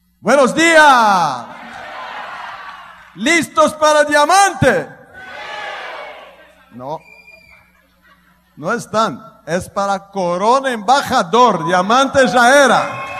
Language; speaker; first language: Spanish; non-native, fluent; Portuguese